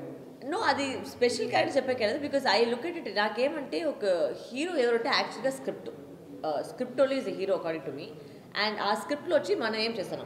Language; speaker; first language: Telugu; non-native, local second language; Tamil